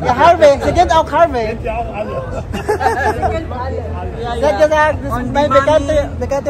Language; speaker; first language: German; non-native, learner; Filipino